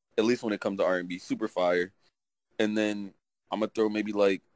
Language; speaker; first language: English; native; English